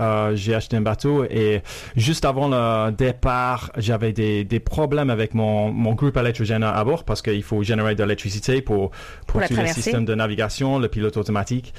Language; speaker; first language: French; non-native, fluent; English